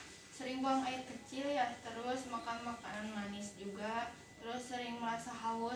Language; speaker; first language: Indonesian; non-native, local second language; Sundanese